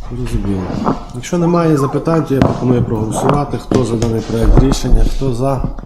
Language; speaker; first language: Ukrainian; native; Ukrainian